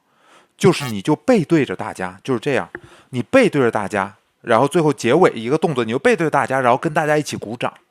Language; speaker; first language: Chinese; native; Chinese